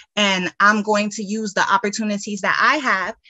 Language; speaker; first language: English; native; English